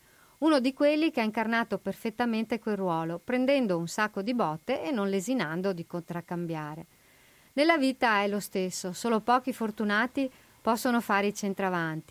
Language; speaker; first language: Italian; native; Italian